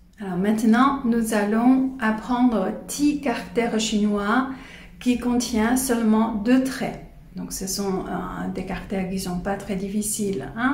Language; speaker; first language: French; non-native, fluent; Chinese